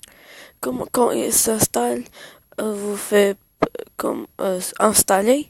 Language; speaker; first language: French; non-native, learner; Arabic